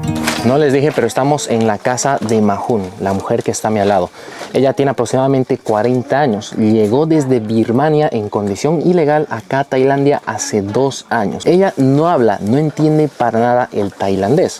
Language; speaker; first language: Spanish; native; Spanish